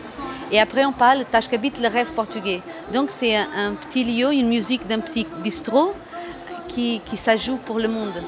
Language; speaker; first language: French; non-native, fluent; Portuguese